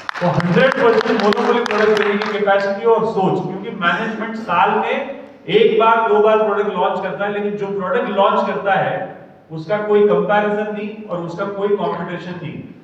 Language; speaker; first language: Hindi; native; Hindi